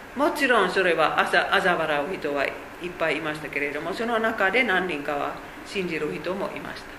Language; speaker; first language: Japanese; non-native, fluent; Finnish